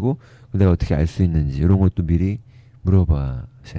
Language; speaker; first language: Korean; native; Korean